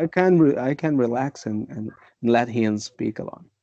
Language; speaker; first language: English; non-native, fluent; Portuguese